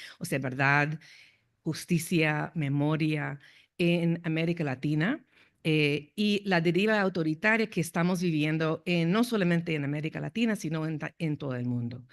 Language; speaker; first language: Spanish; non-native, fluent; English